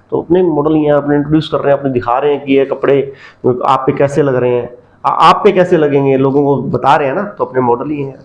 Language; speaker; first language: Hindi; non-native, local second language; Punjabi